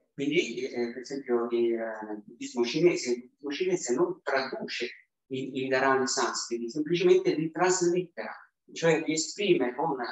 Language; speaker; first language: Italian; native; Italian